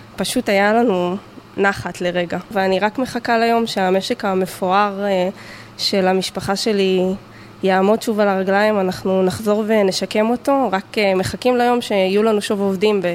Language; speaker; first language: Hebrew; native; Hebrew